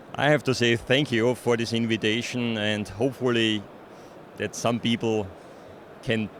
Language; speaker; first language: English; non-native, fluent; German